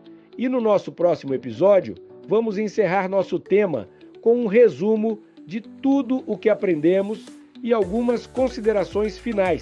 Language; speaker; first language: Portuguese; native; Portuguese